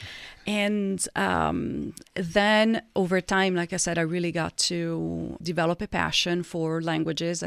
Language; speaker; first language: English; non-native, fluent; Italian